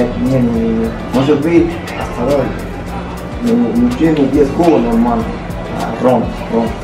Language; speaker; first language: Russian; non-native, learner; Spanish